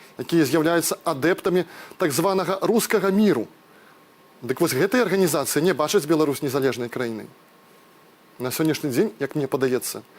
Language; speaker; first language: Belarusian; non-native, local second language; Russian